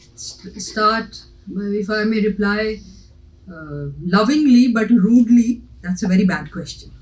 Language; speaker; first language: English; non-native, local second language; Hindi